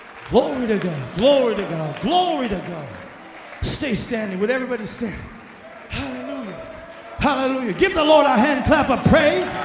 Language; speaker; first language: English; native; English